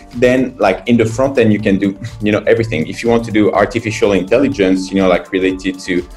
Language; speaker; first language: English; non-native, fluent; French